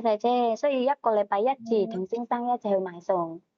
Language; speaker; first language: Cantonese; native; Cantonese